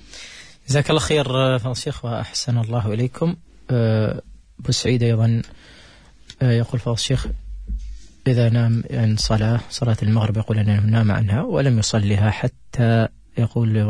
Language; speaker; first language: Arabic; native; Arabic